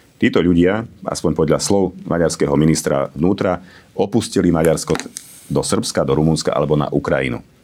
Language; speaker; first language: Slovak; non-native, local second language; Hungarian